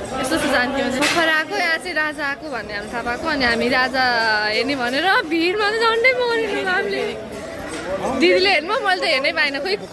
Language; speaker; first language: Nepali; non-native, local second language; Maithili